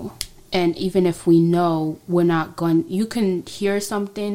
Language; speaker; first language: English; non-native, local second language; Swahili